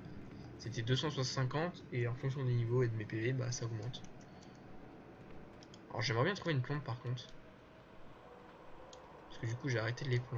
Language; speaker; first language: French; native; French